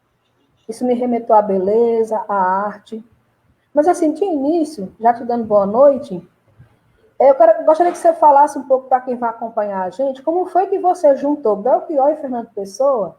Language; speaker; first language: Portuguese; native; Portuguese